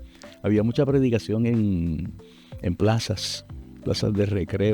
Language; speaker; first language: Spanish; native; Spanish